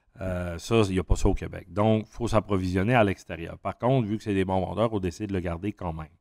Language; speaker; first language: French; native; French